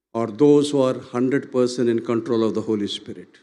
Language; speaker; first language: English; non-native, local second language; Telugu